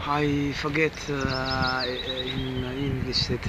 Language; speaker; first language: English; non-native, learner; Russian